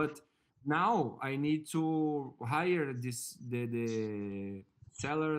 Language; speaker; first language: English; non-native, learner; Portuguese